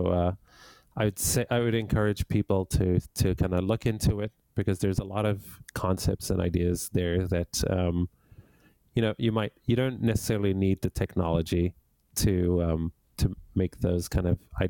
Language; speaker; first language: English; native; English